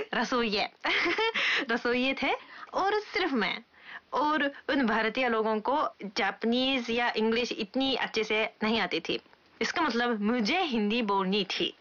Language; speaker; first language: Hindi; non-native, fluent; Japanese